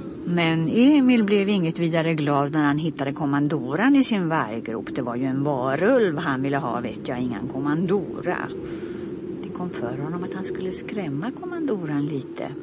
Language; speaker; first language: Swedish; native; Swedish